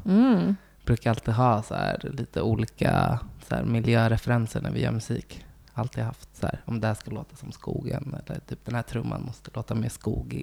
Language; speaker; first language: Swedish; native; Swedish